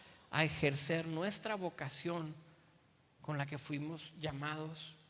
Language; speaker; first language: Spanish; native; Spanish